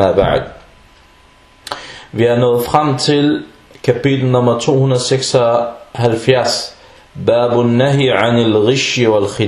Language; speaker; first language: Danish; non-native, fluent; Arabic